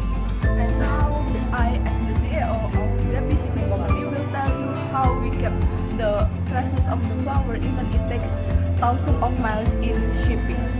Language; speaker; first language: English; non-native, learner; Indonesian